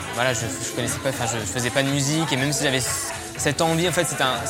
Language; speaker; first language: French; native; French